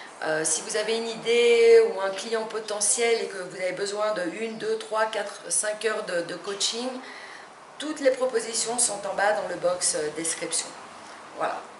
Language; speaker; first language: French; non-native, fluent; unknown